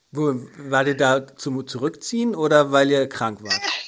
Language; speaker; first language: German; native; German